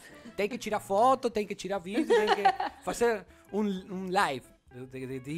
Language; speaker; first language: Portuguese; non-native, learner; Spanish